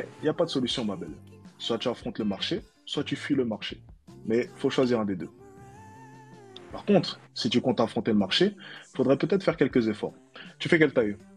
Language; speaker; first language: French; native; French